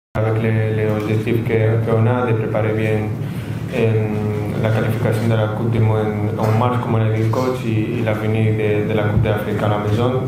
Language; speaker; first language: French; non-native, fluent; Spanish